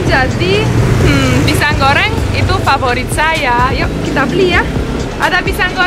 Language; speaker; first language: Indonesian; non-native, fluent; Romanian